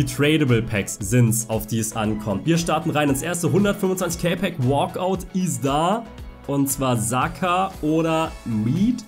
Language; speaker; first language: German; native; German